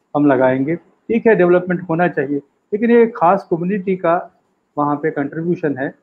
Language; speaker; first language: Hindi; native; Hindi